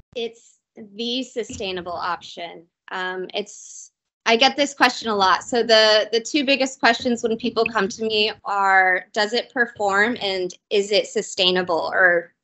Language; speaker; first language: English; native; English